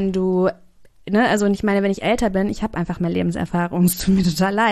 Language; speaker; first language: German; native; German